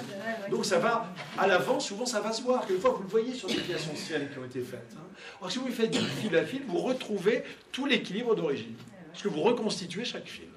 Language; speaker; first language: French; native; French